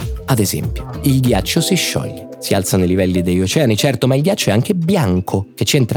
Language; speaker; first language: Italian; native; Italian